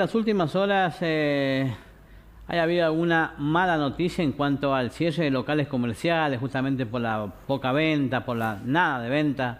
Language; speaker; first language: Spanish; native; Spanish